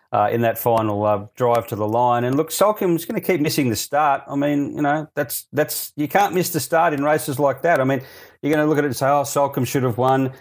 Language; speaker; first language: English; native; English